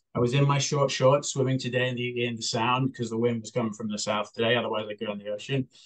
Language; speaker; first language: English; native; English